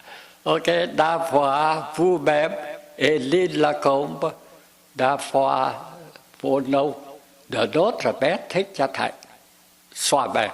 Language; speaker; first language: French; non-native, fluent; Vietnamese